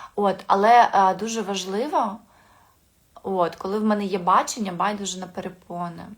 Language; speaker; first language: Ukrainian; non-native, local second language; Russian